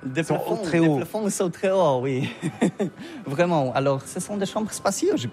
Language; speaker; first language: French; non-native, learner; Polish